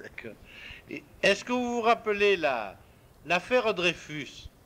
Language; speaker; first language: French; native; French